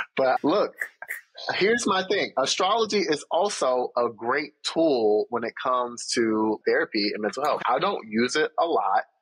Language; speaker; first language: English; native; English